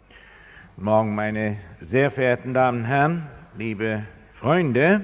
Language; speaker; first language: German; non-native, fluent; English